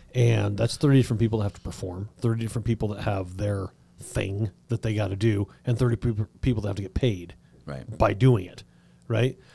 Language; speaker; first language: English; native; English